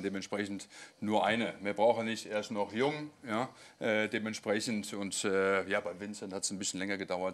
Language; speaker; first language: German; native; German